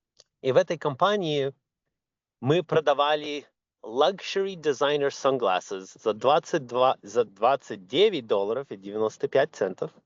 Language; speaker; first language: Russian; early bilingual, other home language; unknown